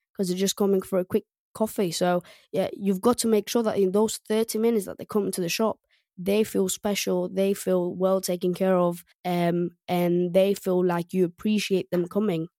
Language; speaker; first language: English; non-native, fluent; Greek